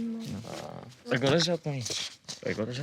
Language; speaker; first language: Portuguese; early bilingual, other home language; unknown